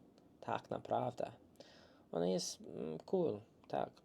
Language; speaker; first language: Polish; early bilingual, heritage; English